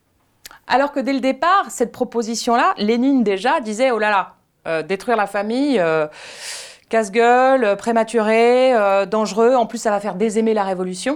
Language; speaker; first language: French; native; French